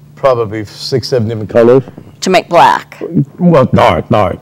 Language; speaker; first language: English; non-native, local second language; Cantonese